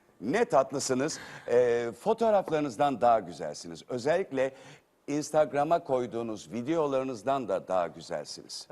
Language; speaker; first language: Turkish; native; Turkish